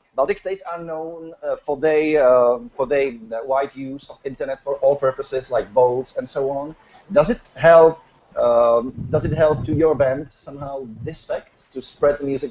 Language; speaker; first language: English; non-native, fluent; Czech